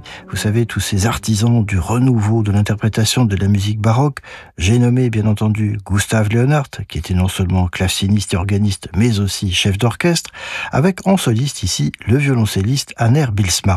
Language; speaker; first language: French; native; French